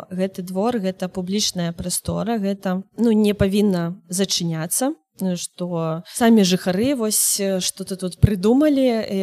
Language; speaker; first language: Belarusian; non-native, local second language; Russian